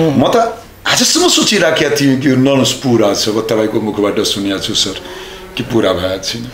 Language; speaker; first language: Nepali; non-native, local second language; Maithili